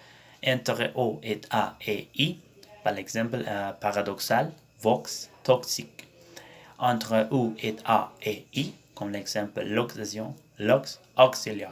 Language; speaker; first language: French; non-native, learner; Spanish